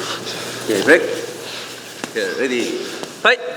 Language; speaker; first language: Korean; native; Korean